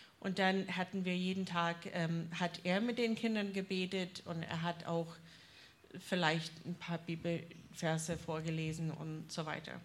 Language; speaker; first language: German; non-native, fluent; English